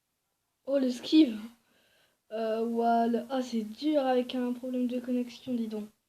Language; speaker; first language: French; native; French